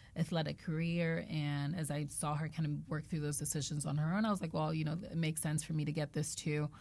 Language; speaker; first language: English; non-native, local second language; Igbo